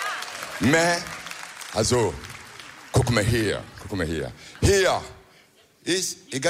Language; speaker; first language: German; non-native, learner; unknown